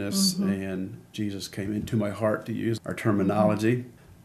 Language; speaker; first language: English; native; English